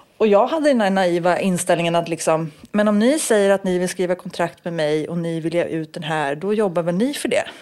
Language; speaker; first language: Swedish; native; Swedish